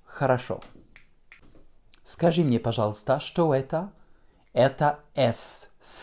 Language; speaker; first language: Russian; non-native, fluent; French